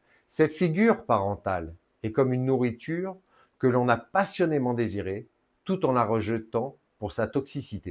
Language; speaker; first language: French; native; French